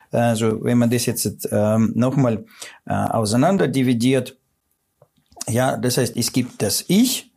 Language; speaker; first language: German; non-native, fluent; Russian